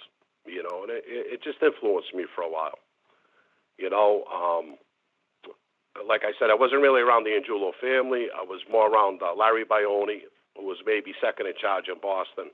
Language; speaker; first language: English; native; English